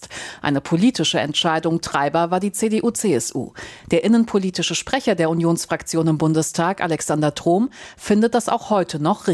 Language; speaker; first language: German; native; German